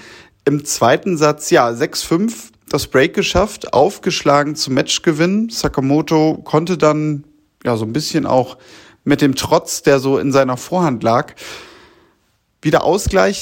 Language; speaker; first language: German; native; German